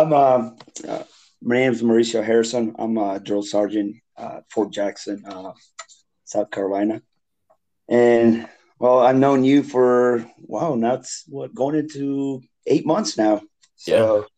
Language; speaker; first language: English; non-native, fluent; Spanish